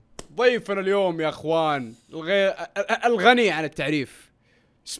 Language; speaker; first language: Arabic; native; Arabic